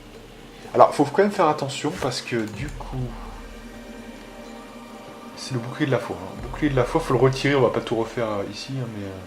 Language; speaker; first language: French; native; French